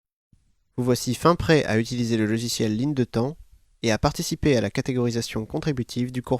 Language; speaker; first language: French; native; French